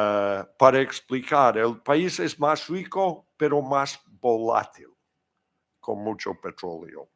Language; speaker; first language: Spanish; non-native, fluent; English